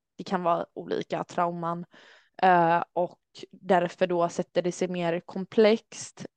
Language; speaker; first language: Swedish; early bilingual, other home language; Albanian